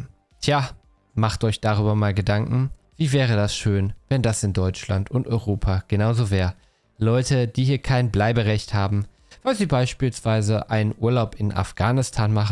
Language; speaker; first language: German; native; German